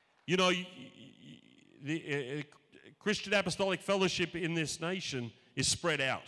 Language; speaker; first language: English; native; English